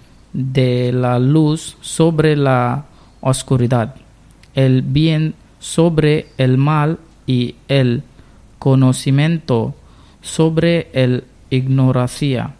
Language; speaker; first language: Spanish; non-native, learner; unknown